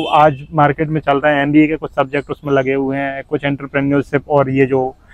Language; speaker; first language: Hindi; native; Hindi